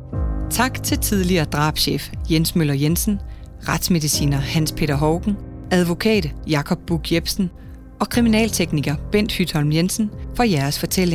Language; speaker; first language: Danish; native; Danish